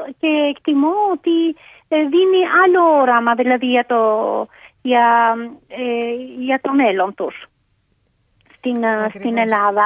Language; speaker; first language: Greek; non-native, fluent; Albanian